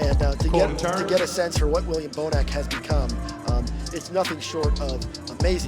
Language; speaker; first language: English; native; English